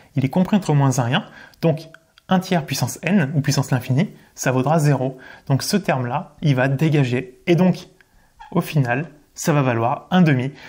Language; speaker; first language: French; native; French